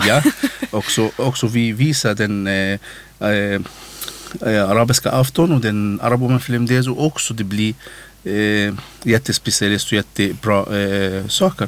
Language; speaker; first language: Swedish; non-native, learner; Arabic